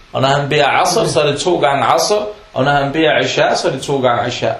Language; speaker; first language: Danish; non-native, fluent; Arabic